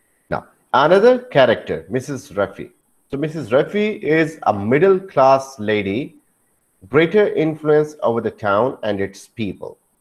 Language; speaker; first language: English; non-native, local second language; Urdu